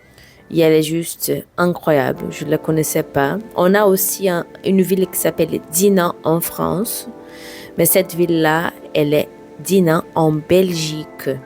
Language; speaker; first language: French; non-native, fluent; Portuguese